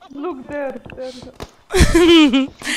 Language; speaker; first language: English; non-native, fluent; Polish